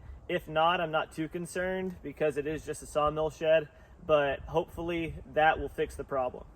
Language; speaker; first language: English; native; English